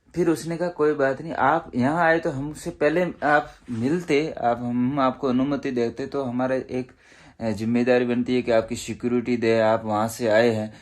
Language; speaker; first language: Hindi; native; Hindi